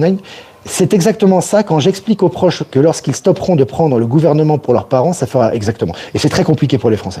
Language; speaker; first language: French; native; French